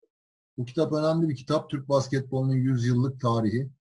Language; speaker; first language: Turkish; native; Turkish